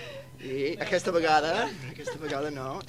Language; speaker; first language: Catalan; non-native, fluent; English